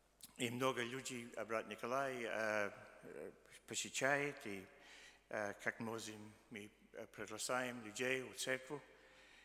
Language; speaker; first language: Russian; early bilingual, heritage; Russian